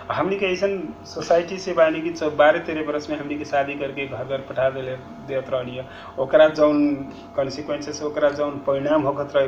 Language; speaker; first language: Bhojpuri; non-native, local second language; Nepali